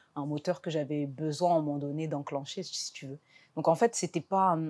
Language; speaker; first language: French; native; French